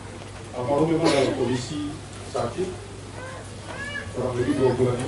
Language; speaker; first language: Indonesian; native; Indonesian